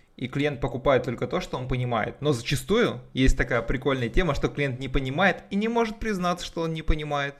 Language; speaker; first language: Russian; native; Russian